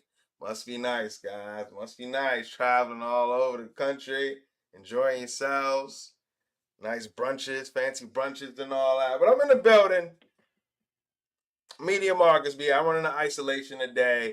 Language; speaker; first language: English; native; English